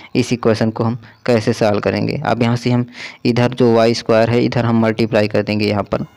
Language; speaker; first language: Hindi; native; Hindi